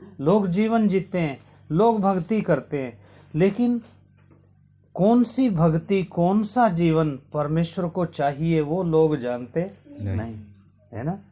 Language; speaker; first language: Hindi; native; Hindi